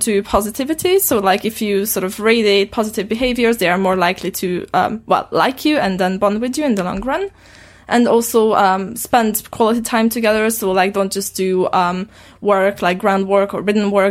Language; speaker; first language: English; non-native, fluent; Romanian